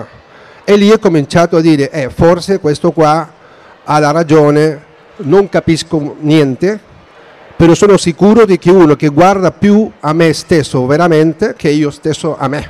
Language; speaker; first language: Italian; non-native, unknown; Spanish